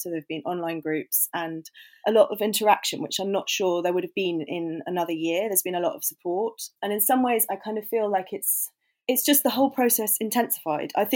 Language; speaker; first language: English; native; English